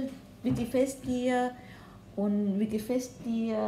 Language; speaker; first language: German; non-native, learner; Vietnamese